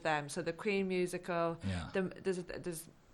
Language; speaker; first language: English; native; English